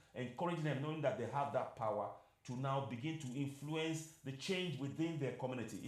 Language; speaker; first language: English; non-native, local second language; Yoruba